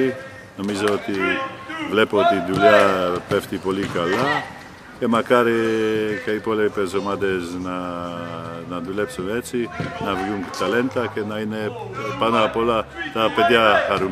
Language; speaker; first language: Greek; non-native, fluent; Polish